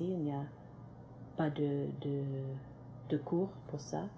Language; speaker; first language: French; non-native, local second language; English